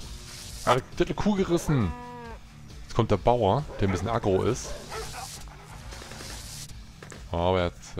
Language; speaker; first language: German; native; German